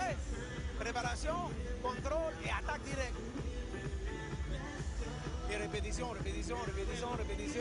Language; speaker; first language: Spanish; non-native, learner; French